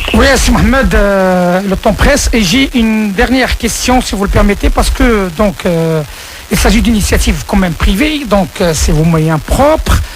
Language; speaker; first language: French; non-native, local second language; Arabic